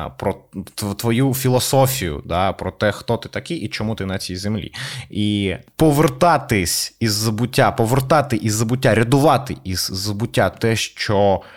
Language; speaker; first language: Ukrainian; non-native, local second language; Russian